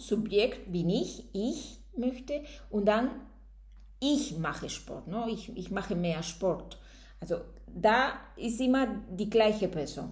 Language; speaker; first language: German; non-native, fluent; Spanish